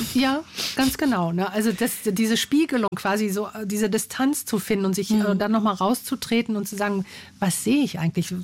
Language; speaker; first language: German; native; German